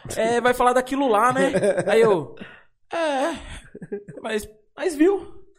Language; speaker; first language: Portuguese; native; Portuguese